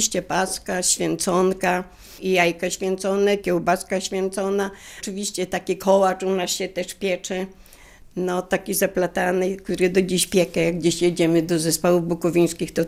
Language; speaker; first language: Polish; native; Polish